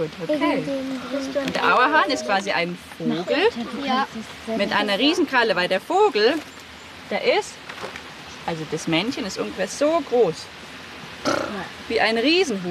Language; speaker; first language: German; native; German